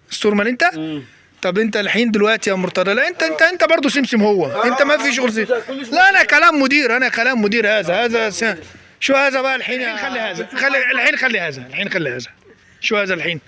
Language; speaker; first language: Arabic; native; Arabic